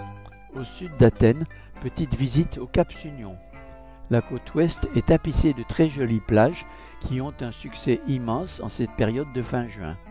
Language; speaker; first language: French; native; French